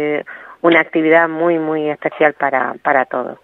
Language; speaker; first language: Spanish; native; Spanish